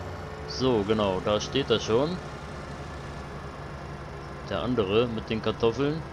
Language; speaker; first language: German; native; German